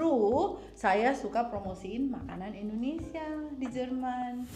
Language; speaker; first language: Indonesian; native; Indonesian